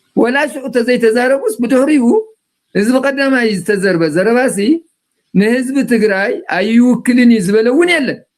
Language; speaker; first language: Tigrinya; native; Tigrinya